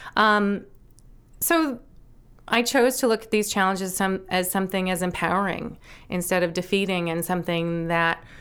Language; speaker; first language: English; native; English